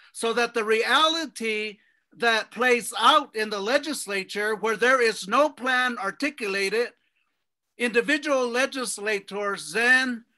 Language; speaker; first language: English; native; English